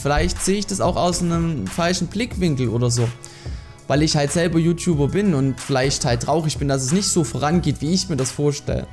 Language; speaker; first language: German; native; German